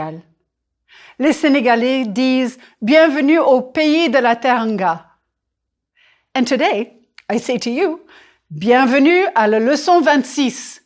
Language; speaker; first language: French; non-native, fluent; English